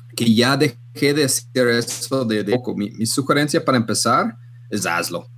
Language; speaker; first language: Spanish; non-native, fluent; English